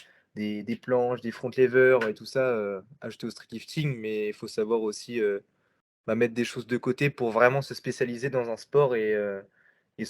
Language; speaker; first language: French; native; French